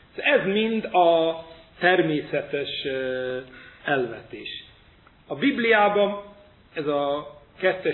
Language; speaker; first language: Hungarian; non-native, fluent; English